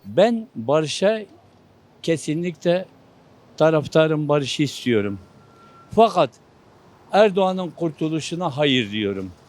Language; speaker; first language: Turkish; non-native, local second language; Kurdish